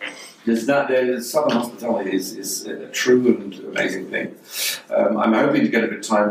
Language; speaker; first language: English; native; English